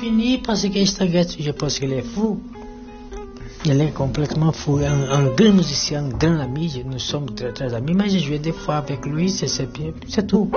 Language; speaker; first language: French; non-native, fluent; Portuguese